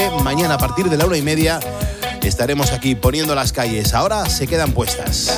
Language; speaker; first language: Spanish; native; Spanish